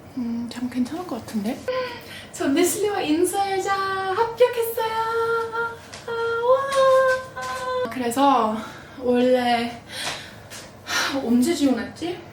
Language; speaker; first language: Korean; non-native, fluent; English